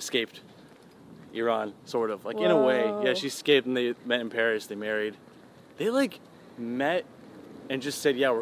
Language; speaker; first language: English; early bilingual, other home language; Persian